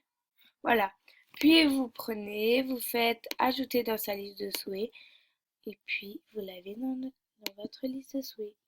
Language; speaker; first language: French; native; French